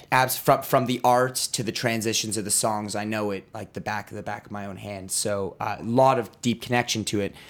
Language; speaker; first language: English; native; English